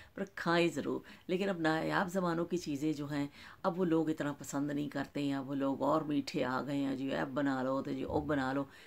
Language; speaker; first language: Urdu; non-native, local second language; Punjabi